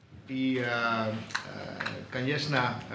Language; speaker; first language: Russian; non-native, learner; Dutch